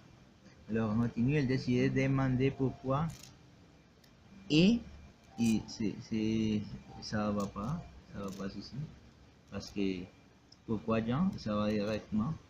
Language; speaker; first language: French; non-native, learner; Spanish